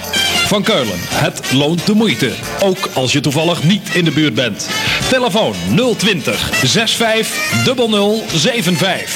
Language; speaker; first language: Dutch; native; Dutch